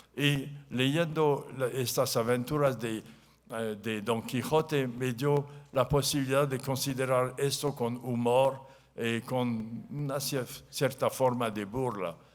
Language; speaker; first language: Spanish; non-native, learner; French